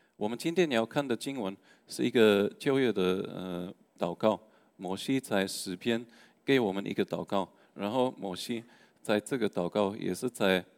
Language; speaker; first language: Chinese; non-native, fluent; German